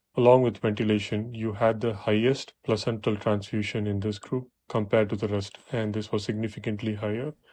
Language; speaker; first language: English; non-native, local second language; Tamil